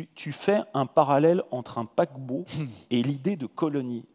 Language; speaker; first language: French; native; French